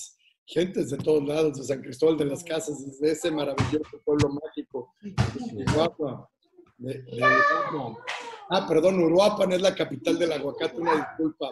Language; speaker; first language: Spanish; native; Spanish